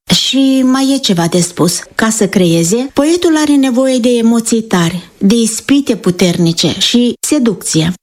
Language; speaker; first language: Romanian; native; Romanian